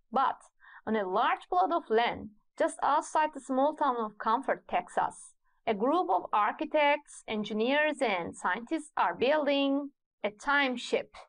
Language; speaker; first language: English; non-native, fluent; Turkish